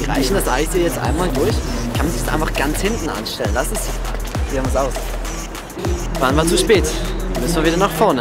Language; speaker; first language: German; native; German